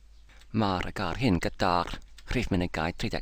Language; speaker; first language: Welsh; non-native, learner; English